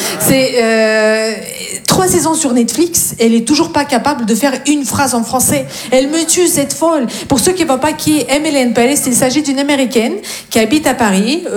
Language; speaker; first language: French; non-native, fluent; Russian